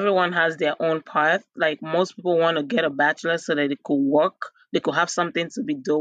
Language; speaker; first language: English; non-native, local second language; Igbo